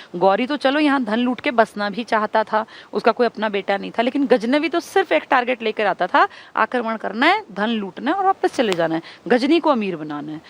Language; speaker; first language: Hindi; native; Hindi